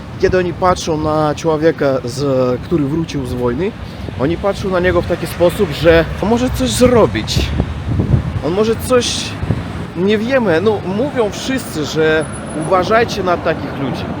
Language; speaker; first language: Polish; non-native, learner; Russian